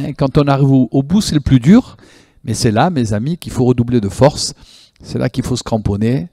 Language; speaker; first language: French; native; French